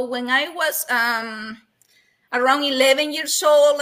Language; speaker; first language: English; non-native, fluent; Spanish